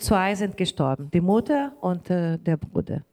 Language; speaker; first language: German; non-native, learner; Portuguese